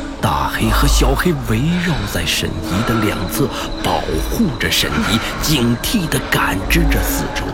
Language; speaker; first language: Chinese; native; Chinese